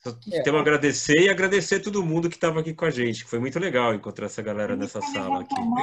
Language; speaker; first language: Portuguese; native; Portuguese